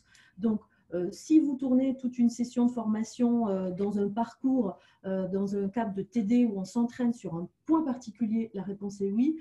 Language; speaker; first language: French; native; French